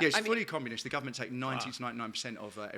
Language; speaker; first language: English; native; English